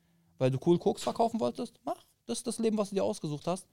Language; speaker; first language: German; early bilingual, other home language; Arabic